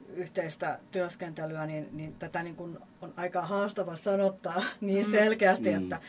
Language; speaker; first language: Finnish; native; Finnish